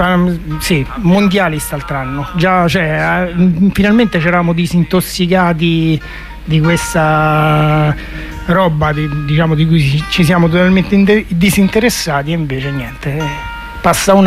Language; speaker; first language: Italian; native; Italian